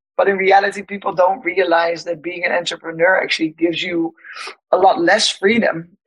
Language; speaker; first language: English; non-native, fluent; Dutch